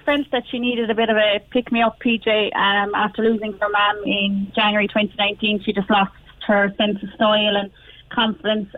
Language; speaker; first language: English; native; English